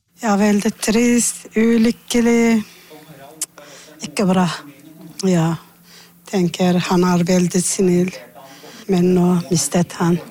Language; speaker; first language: Norwegian; non-native, learner; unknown